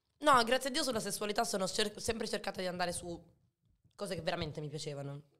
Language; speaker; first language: Italian; early bilingual, other home language; Arabic